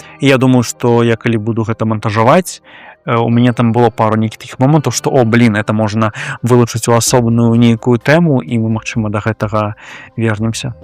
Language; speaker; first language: Belarusian; non-native, local second language; Russian